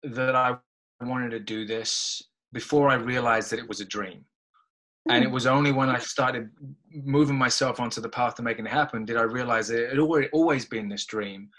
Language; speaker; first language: English; native; English